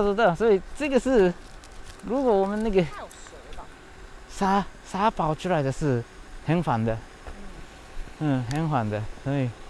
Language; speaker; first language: Chinese; non-native, fluent; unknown